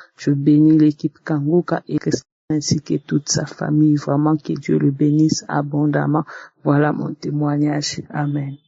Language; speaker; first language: French; non-native, local second language; Lingala